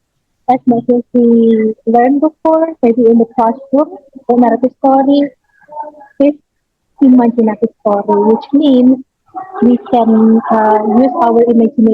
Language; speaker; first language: English; non-native, learner; Indonesian